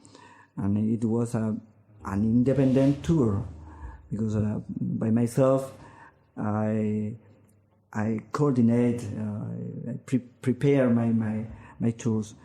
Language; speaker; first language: English; non-native, learner; Spanish